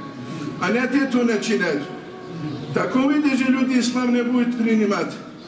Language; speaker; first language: Russian; non-native, local second language; Avaric